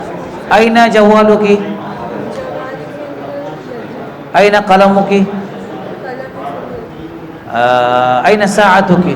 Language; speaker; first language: Arabic; non-native, fluent; Urdu